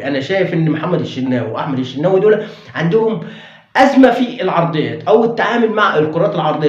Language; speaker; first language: Arabic; native; Arabic